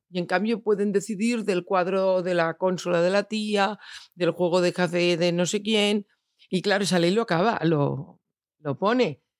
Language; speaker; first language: Spanish; non-native, local second language; Catalan